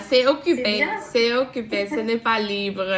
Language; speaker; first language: French; non-native, learner; Russian